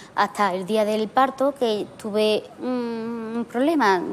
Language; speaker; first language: Spanish; native; Spanish